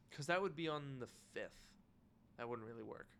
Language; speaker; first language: English; native; English